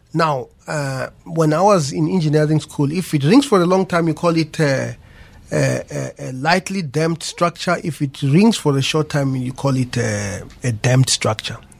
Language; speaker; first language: English; non-native, local second language; Venda